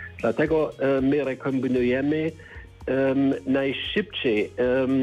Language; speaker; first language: Polish; non-native, learner; German